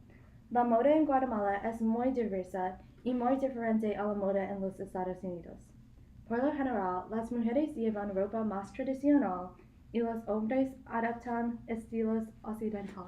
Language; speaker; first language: Spanish; non-native, learner; English